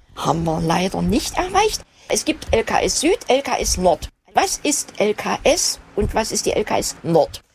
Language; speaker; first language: German; native; German